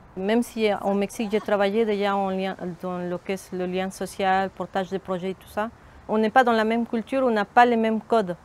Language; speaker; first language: French; non-native, fluent; Spanish